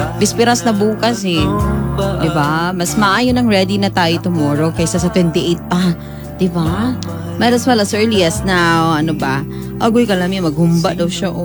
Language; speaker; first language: Filipino; non-native, local second language; Cebuano